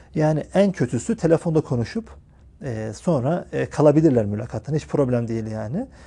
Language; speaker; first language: Turkish; native; Turkish